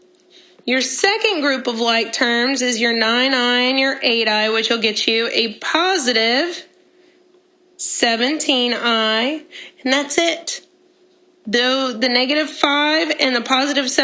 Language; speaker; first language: English; native; English